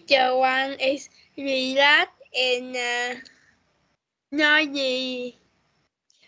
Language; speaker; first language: English; non-native, learner; Vietnamese